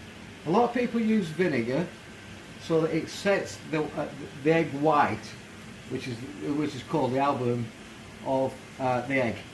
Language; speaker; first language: English; native; English